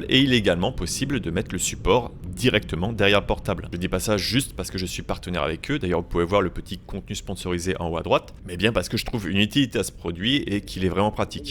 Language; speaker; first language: French; native; French